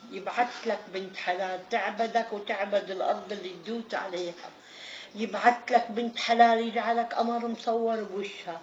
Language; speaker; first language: Arabic; native; Arabic